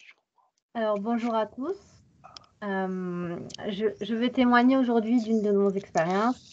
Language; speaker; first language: French; native; French